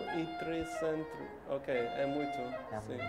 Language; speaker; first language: Portuguese; non-native, learner; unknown